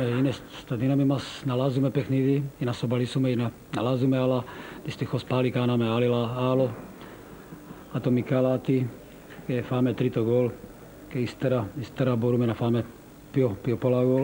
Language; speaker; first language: Greek; non-native, fluent; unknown